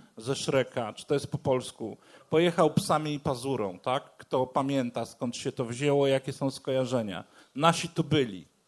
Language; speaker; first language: Polish; native; Polish